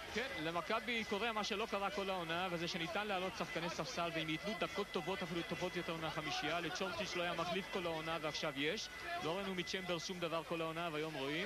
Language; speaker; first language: Hebrew; native; Hebrew